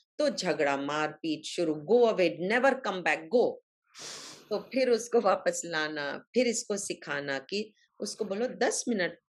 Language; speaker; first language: Hindi; native; Hindi